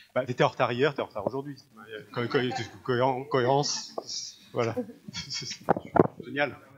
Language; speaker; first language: French; native; French